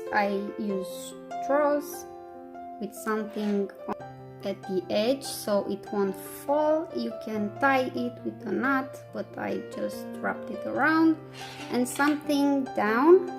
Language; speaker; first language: English; non-native, fluent; Romanian